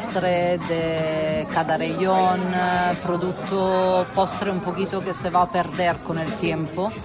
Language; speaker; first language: Spanish; non-native, fluent; Italian